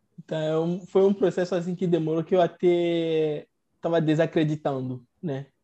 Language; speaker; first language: Portuguese; non-native, fluent; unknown